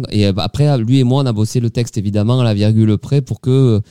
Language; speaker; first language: French; native; French